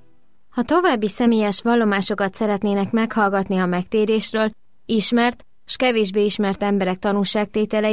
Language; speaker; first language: Hungarian; native; Hungarian